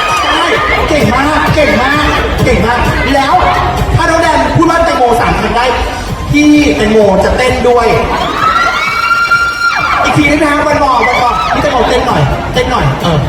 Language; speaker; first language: Thai; native; Thai